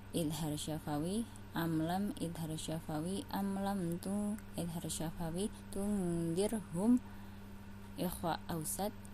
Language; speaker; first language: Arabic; non-native, learner; Indonesian